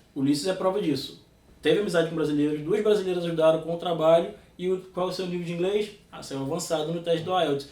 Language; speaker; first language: Portuguese; native; Portuguese